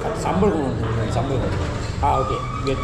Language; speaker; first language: English; non-native, learner; Sinhala